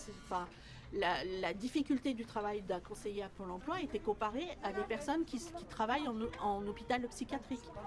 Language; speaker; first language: French; native; French